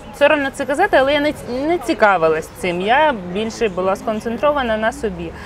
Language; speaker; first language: Ukrainian; non-native, local second language; Russian